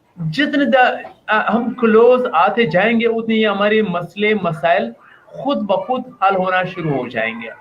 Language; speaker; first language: Urdu; non-native, local second language; Pashto